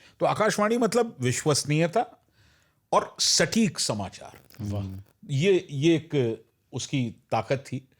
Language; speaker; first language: Hindi; non-native, local second language; Bangla